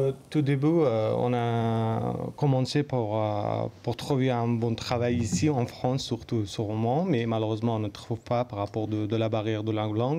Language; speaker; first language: French; non-native, learner; Persian